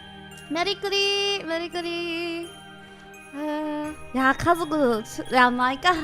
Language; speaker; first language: Japanese; non-native, learner; English